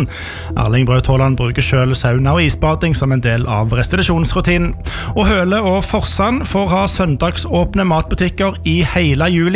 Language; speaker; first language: Norwegian; native; Norwegian